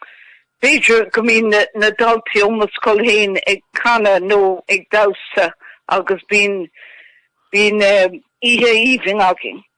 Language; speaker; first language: Irish; non-native, local second language; English